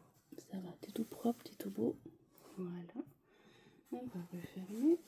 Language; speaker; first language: French; native; French